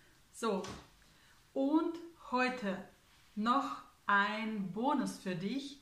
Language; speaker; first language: German; non-native, fluent; Russian